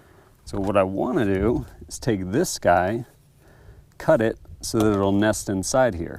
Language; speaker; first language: English; native; English